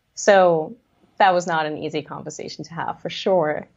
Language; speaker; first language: English; non-native, fluent; German